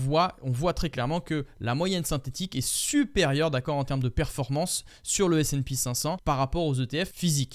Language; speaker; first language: French; native; French